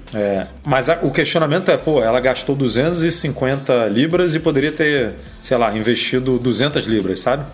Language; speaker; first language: Portuguese; native; Portuguese